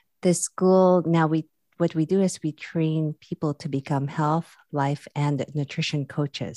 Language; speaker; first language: English; non-native, local second language; Filipino